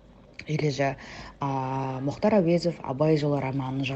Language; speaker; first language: Kazakh; non-native, fluent; Russian